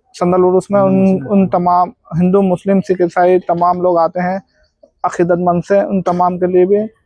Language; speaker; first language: Urdu; native; Urdu